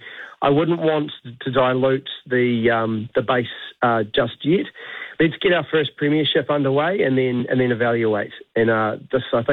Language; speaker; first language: English; native; English